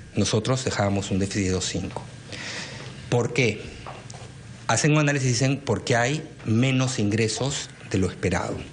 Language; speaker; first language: Spanish; native; Spanish